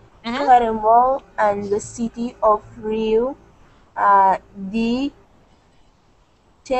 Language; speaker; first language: English; non-native, learner; Indonesian